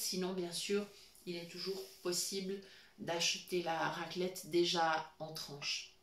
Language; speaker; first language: French; native; French